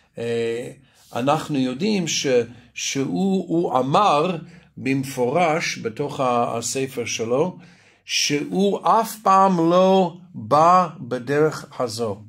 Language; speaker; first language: Hebrew; non-native, fluent; Russian